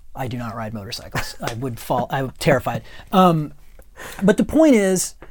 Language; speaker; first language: English; native; English